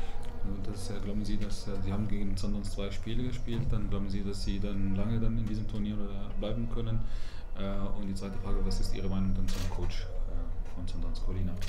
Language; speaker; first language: German; non-native, fluent; Arabic